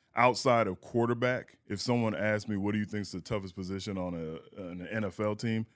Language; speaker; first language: English; native; English